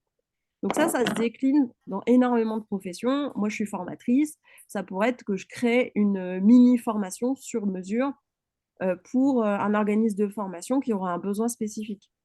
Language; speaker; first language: French; native; French